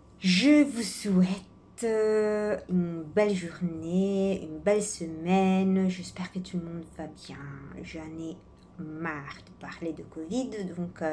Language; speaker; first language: French; non-native, fluent; Italian